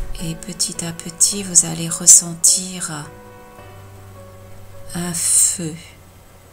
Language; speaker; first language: French; native; French